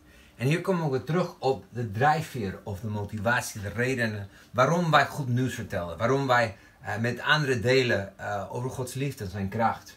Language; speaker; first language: Dutch; non-native, fluent; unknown